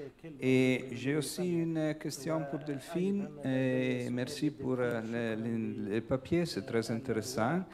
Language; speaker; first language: French; non-native, fluent; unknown